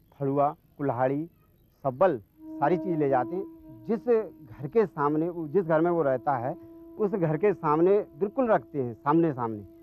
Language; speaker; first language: Hindi; non-native, local second language; Rana Tharu